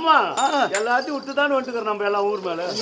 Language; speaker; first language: Tamil; native; Tamil